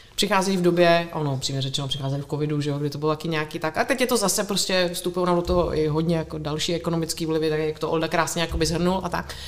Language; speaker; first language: Czech; native; Czech